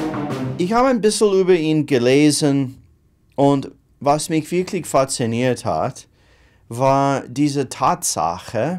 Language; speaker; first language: German; non-native, fluent; English